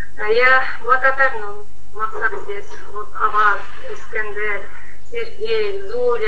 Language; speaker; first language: Russian; non-native, local second language; Kyrgyz